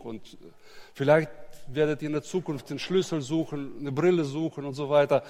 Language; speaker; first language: German; native; German